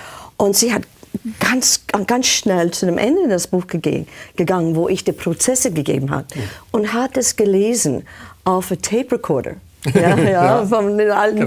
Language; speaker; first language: German; non-native, fluent; English